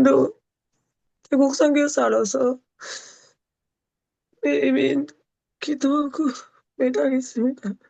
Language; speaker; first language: Korean; non-native, learner; Thai